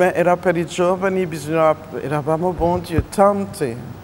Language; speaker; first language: Italian; non-native, fluent; French